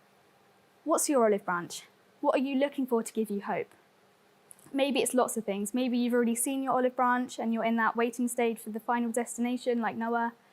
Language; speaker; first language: English; native; English